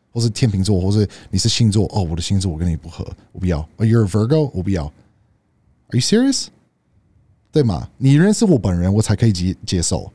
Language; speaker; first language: Chinese; non-native, fluent; English